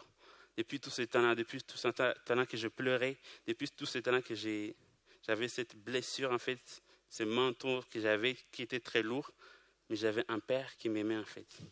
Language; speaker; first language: French; non-native, local second language; Kinyarwanda